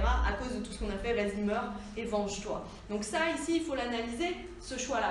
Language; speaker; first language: French; native; French